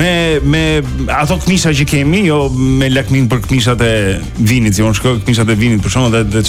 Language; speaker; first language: Albanian; native; Albanian